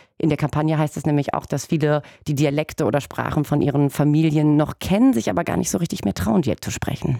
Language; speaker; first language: German; native; German